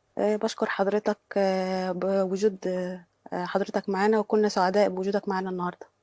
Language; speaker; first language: Egyptian Arabic; native; Egyptian Arabic